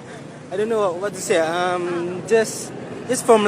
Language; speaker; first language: English; non-native, learner; Malay